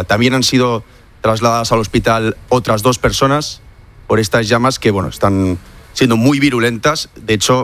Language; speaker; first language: Spanish; native; Spanish